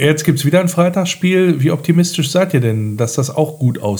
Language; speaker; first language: German; native; German